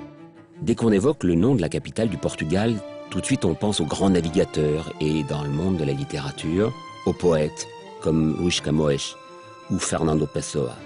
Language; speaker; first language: French; native; French